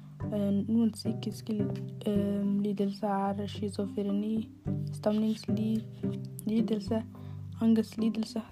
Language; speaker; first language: Norwegian; non-native, learner; Arabic